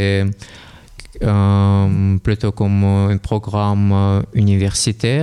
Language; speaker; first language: French; non-native, learner; Russian